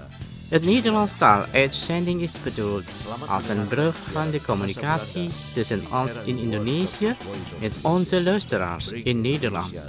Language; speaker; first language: Dutch; non-native, learner; Indonesian